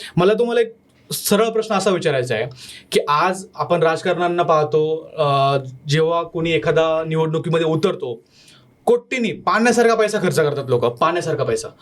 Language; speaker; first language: Marathi; native; Marathi